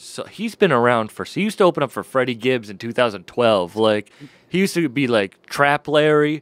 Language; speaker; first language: English; native; English